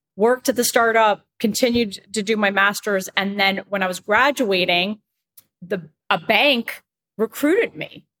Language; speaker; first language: English; native; English